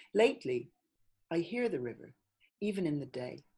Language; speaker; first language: English; native; English